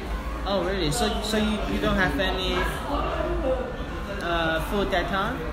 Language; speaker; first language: English; non-native, fluent; Cantonese